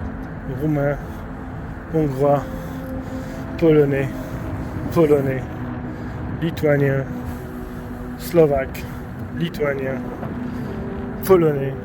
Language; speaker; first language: French; non-native, fluent; Polish